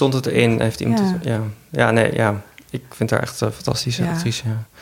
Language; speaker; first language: Dutch; native; Dutch